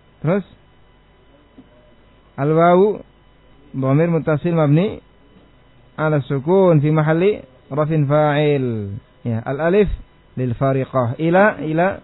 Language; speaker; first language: Arabic; non-native, fluent; Indonesian